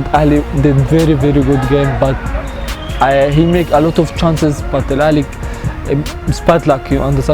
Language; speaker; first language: English; non-native, learner; Arabic